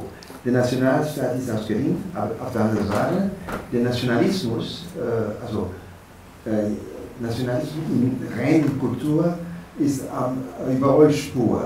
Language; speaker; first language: German; non-native, fluent; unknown